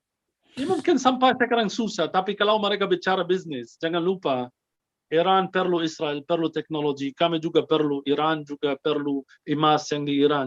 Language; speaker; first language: Indonesian; non-native, fluent; Arabic